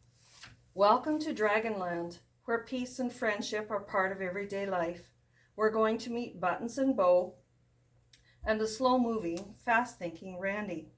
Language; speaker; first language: English; native; English